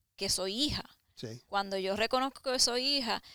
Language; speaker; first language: Spanish; native; Spanish